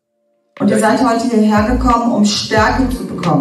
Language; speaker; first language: German; native; German